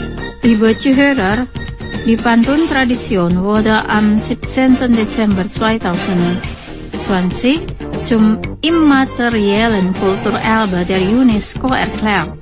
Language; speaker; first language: German; non-native, fluent; Indonesian